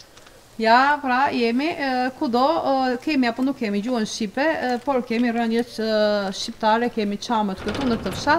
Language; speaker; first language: Albanian; native; Albanian